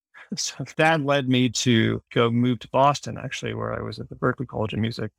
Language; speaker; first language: English; native; English